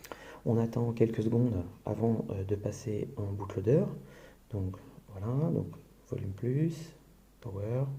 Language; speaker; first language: French; native; French